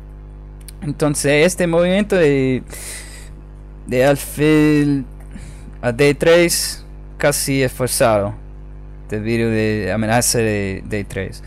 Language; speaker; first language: Spanish; non-native, fluent; English